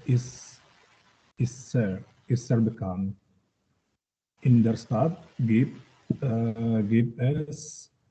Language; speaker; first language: German; non-native, learner; Indonesian